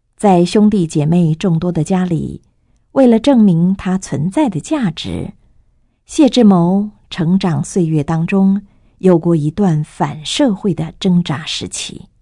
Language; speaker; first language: Chinese; native; Chinese